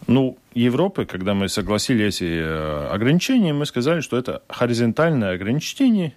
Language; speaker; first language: Russian; non-native, local second language; Latvian